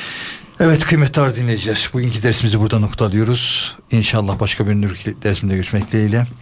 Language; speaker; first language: Turkish; native; Turkish